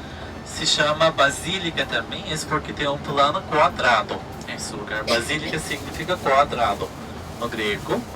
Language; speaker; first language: Portuguese; non-native, fluent; Turkish